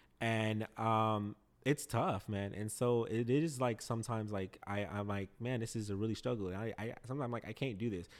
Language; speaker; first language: English; native; English